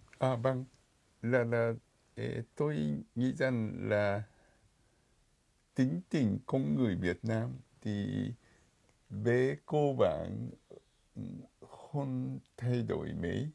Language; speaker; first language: Vietnamese; non-native, fluent; Japanese